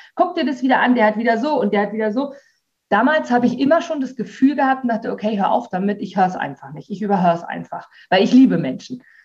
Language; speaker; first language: German; native; German